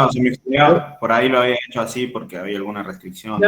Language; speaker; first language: Spanish; native; Spanish